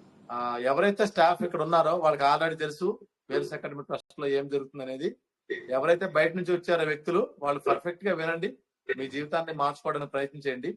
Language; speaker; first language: Telugu; native; Telugu